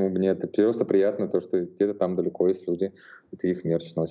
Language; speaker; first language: Russian; native; Russian